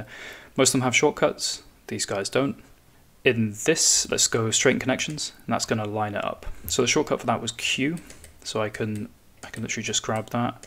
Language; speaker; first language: English; native; English